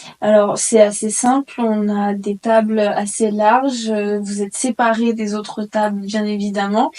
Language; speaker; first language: French; native; French